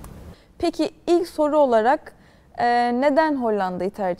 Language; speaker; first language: Turkish; native; Turkish